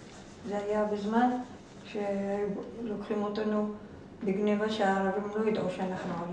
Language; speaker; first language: Hebrew; non-native, fluent; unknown